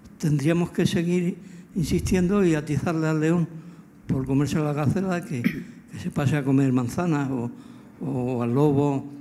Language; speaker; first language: Spanish; native; Spanish